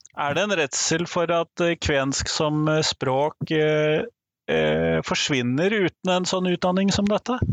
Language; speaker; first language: Norwegian; native; Norwegian